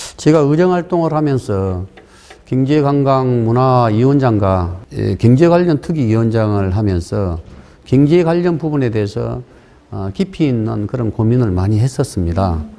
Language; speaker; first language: Korean; native; Korean